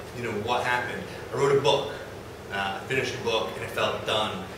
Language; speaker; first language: English; native; English